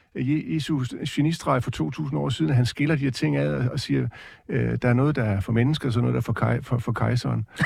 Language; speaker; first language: Danish; native; Danish